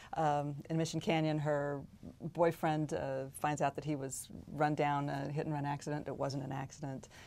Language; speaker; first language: English; native; English